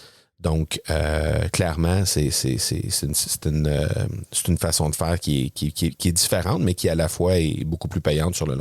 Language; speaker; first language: French; native; French